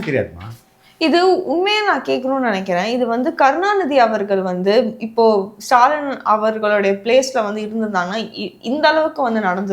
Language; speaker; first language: Tamil; native; Tamil